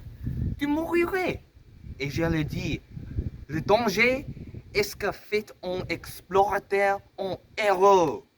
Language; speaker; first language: French; non-native, learner; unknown